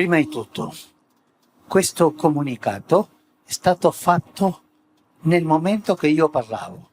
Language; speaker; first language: Italian; non-native, fluent; Spanish